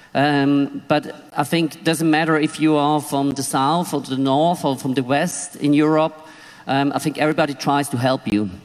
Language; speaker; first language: English; non-native, fluent; Swiss German